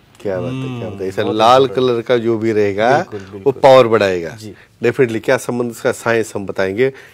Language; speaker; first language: Hindi; non-native, local second language; Marathi